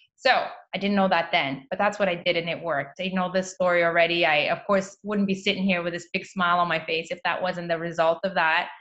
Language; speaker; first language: English; native; English